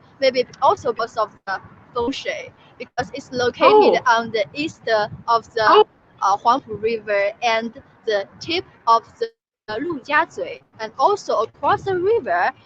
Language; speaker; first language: English; non-native, fluent; Chinese